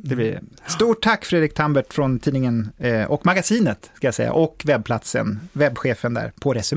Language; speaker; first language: Swedish; native; Swedish